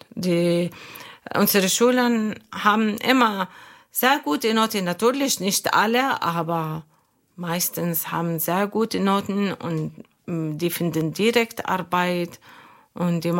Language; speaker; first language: German; non-native, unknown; Arabic